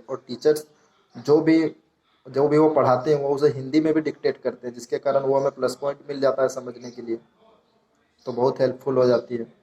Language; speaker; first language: Hindi; native; Hindi